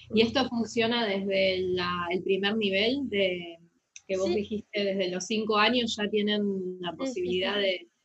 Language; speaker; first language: Spanish; native; Spanish